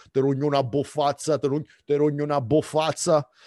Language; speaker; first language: Italian; early bilingual, other home language; English